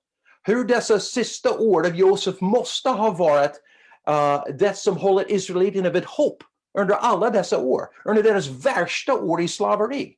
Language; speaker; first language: Swedish; non-native, fluent; English